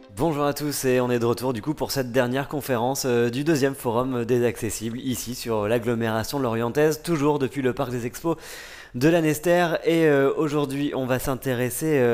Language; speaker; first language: French; native; French